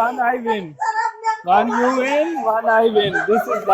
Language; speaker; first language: English; non-native, learner; Hindi